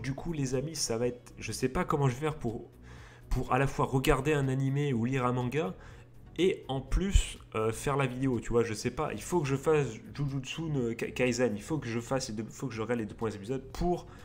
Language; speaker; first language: French; native; French